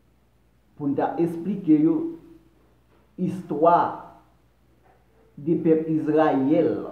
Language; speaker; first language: French; non-native, local second language; Haitian Creole